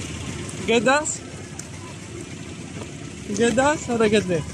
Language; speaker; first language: German; non-native, learner; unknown